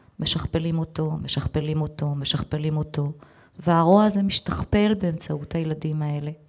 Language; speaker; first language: Hebrew; native; Hebrew